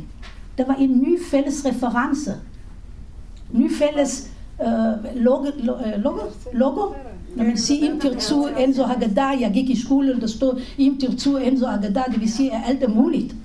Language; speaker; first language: Danish; non-native, fluent; Hebrew